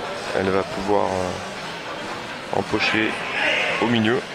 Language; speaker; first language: French; native; French